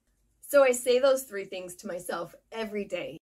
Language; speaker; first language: English; native; English